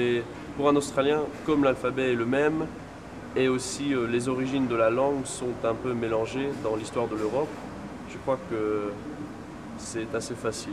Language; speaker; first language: French; non-native, fluent; English